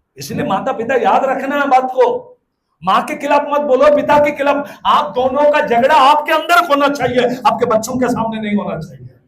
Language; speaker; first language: Hindi; non-native, local second language; Telugu